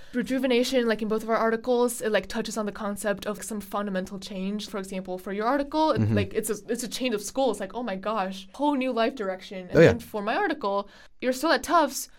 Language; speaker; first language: English; non-native, fluent; Chinese